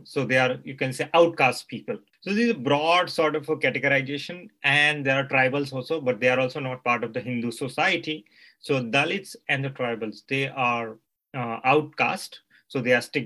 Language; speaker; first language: English; non-native, local second language; Gujarati